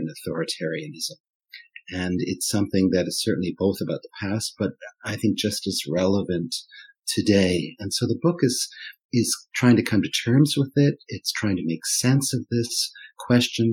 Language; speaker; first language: English; non-native, fluent; German